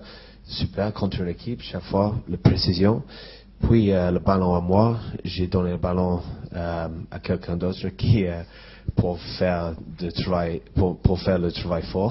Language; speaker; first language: French; non-native, fluent; English